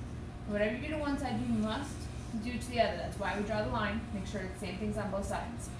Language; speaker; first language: English; native; English